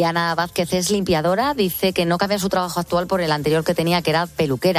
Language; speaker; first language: Spanish; native; Spanish